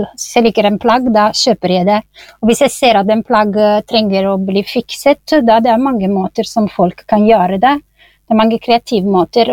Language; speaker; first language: Norwegian; non-native, fluent; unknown